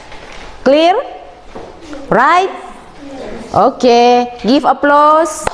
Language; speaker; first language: English; non-native, learner; Indonesian